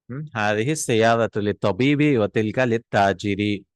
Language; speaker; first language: Arabic; non-native, fluent; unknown